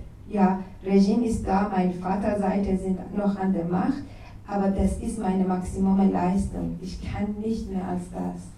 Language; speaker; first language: German; non-native, learner; Persian